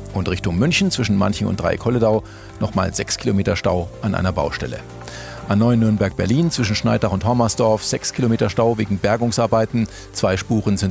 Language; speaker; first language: German; native; German